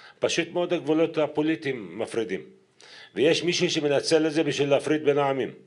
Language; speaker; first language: Hebrew; non-native, local second language; Arabic